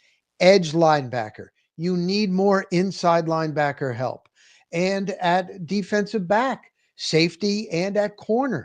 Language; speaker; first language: English; native; English